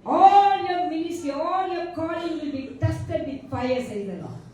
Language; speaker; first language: English; non-native, local second language; Tamil